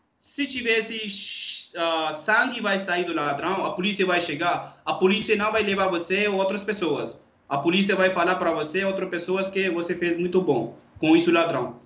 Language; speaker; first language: Portuguese; non-native, learner; Urdu